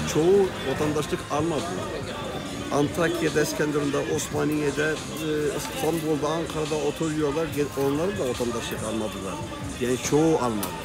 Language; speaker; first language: Turkish; non-native, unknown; Arabic